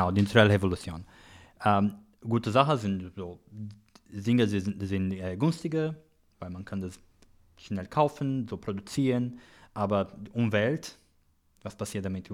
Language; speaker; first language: German; non-native, learner; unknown